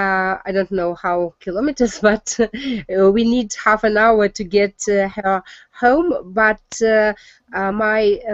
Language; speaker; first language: English; non-native, learner; Russian